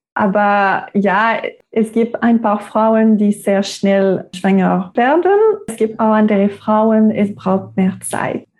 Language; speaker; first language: German; non-native, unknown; French